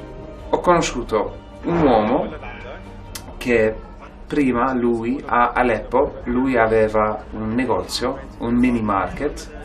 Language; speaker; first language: Italian; non-native, fluent; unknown